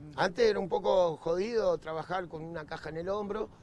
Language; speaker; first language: Spanish; native; Spanish